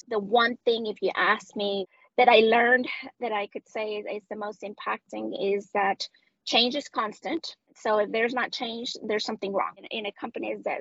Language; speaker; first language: English; non-native, fluent; Spanish